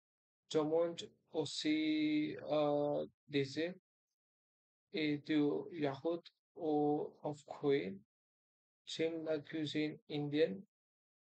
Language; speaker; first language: French; non-native, learner; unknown